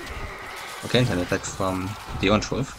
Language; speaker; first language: English; non-native, fluent; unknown